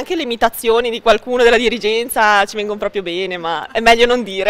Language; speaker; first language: Italian; native; Italian